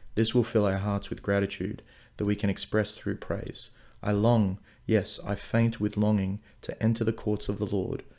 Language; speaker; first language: English; non-native, local second language; Afrikaans